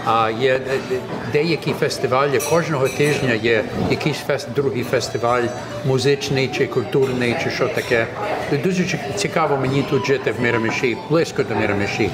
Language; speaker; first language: Ukrainian; early bilingual, heritage; English